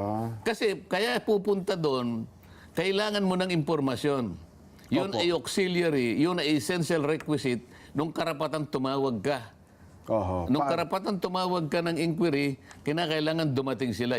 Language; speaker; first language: Filipino; native; Filipino